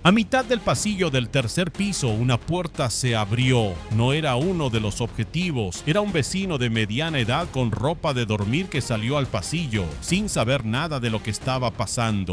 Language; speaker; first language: Spanish; native; Spanish